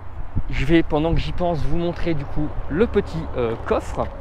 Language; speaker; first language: French; native; French